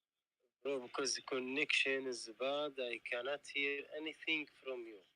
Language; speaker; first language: English; non-native, learner; Arabic